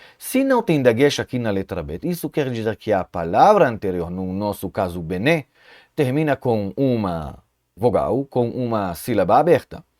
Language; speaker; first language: Portuguese; non-native, fluent; Hebrew